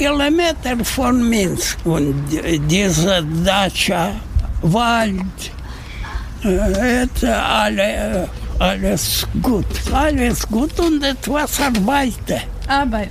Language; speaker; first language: German; non-native, learner; Russian